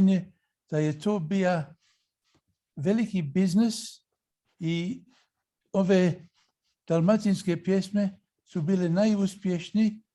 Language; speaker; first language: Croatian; early bilingual, heritage; English